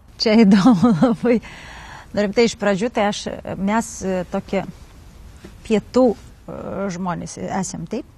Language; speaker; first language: Lithuanian; non-native, learner; Kazakh